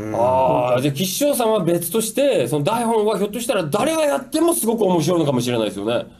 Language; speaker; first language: Japanese; native; Japanese